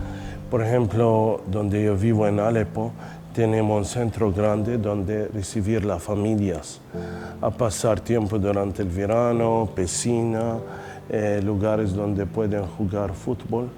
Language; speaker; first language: Spanish; non-native, fluent; Arabic